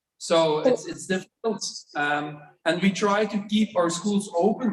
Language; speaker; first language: English; non-native, fluent; Dutch